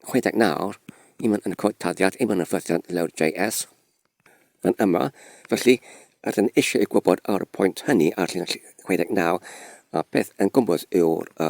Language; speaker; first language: Welsh; non-native, learner; English